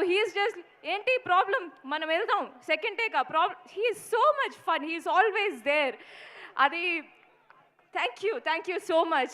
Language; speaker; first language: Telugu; non-native, fluent; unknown